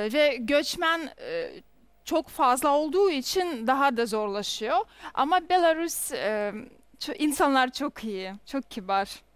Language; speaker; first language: Turkish; non-native, fluent; Russian